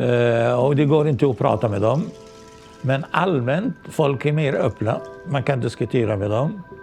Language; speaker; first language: Swedish; non-native, local second language; Arabic